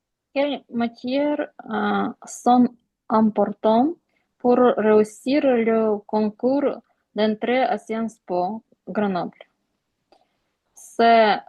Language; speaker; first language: French; non-native, learner; Ukrainian